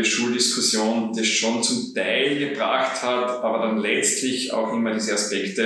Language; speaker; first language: German; native; German